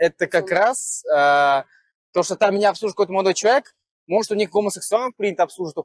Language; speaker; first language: Russian; native; Russian